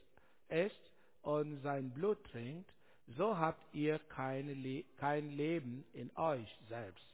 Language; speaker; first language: German; non-native, learner; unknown